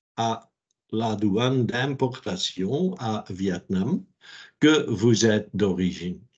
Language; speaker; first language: French; non-native, local second language; Dutch